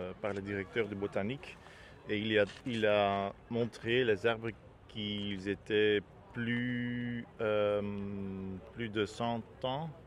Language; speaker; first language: French; non-native, learner; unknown